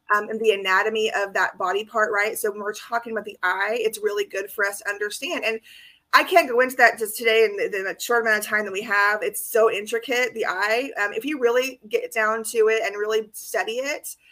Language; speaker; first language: English; native; English